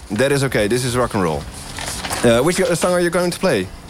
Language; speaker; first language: English; non-native, fluent; Dutch